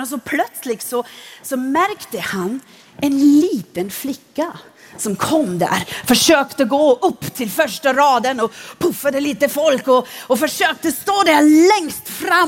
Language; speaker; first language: Swedish; non-native, fluent; German